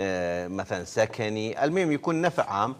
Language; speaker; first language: Arabic; non-native, local second language; Kurdish